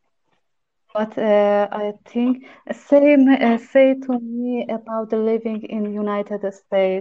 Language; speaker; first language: English; non-native, learner; Persian